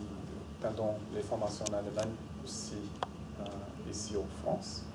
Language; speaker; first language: French; non-native, fluent; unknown